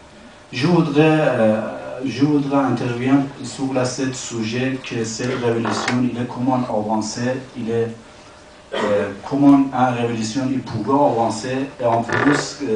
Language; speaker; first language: French; non-native, learner; Persian